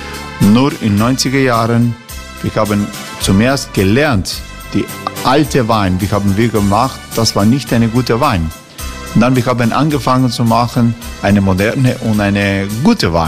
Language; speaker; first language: German; non-native, fluent; Croatian